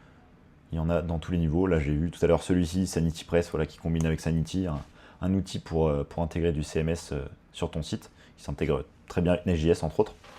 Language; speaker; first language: French; native; French